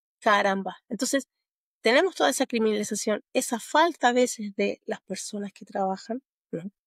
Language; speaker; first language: Spanish; native; Spanish